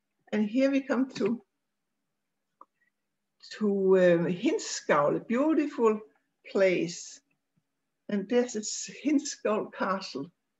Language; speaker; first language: English; non-native, fluent; Danish